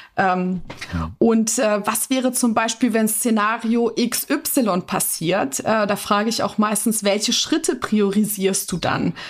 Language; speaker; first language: German; native; German